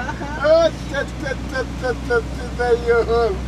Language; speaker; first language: Russian; non-native, local second language; Kazakh